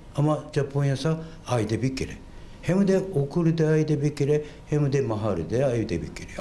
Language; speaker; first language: Turkish; non-native, fluent; Japanese